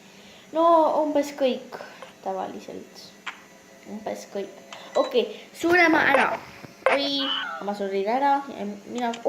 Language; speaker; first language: Estonian; non-native, local second language; Russian